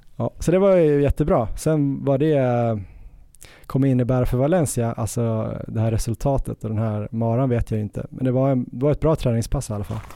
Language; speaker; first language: Swedish; native; Swedish